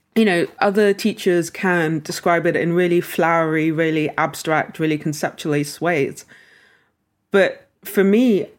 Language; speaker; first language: English; native; English